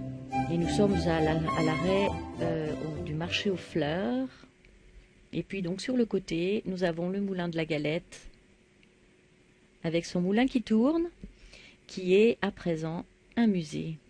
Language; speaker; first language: French; native; French